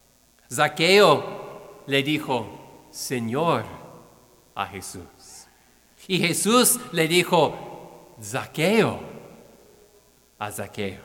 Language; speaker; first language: Spanish; non-native, fluent; English